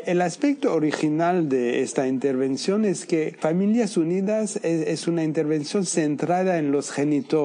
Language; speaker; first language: Spanish; non-native, fluent; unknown